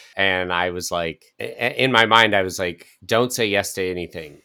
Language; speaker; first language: English; native; English